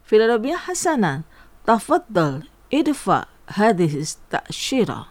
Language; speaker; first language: Arabic; non-native, fluent; Indonesian